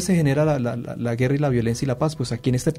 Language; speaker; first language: Spanish; native; Spanish